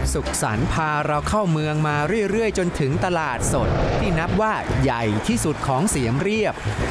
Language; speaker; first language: Thai; native; Thai